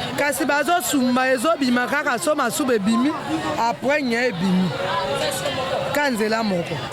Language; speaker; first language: Lingala; native; Lingala